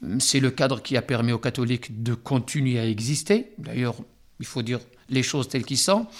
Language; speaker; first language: French; non-native, local second language; Arabic